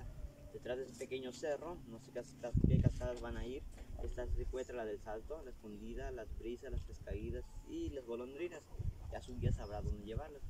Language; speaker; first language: Spanish; native; Spanish